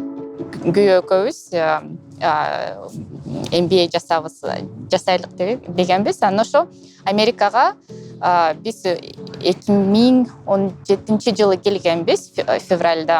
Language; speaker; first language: Kyrgyz; non-native, local second language; Russian